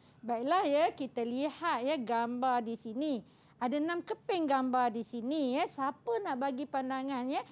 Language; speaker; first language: Malay; native; Malay